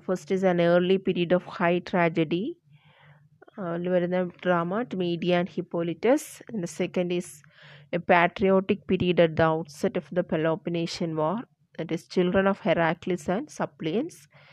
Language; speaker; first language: English; non-native, local second language; Malayalam